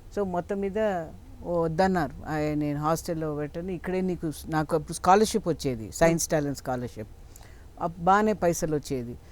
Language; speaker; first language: Telugu; non-native, local second language; Tamil